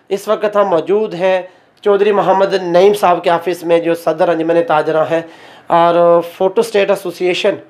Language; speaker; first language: Urdu; non-native, local second language; Pahari-Potwari